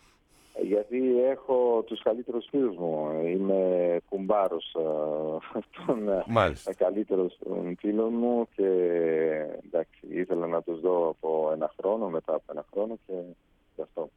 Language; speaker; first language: Greek; non-native, fluent; Italian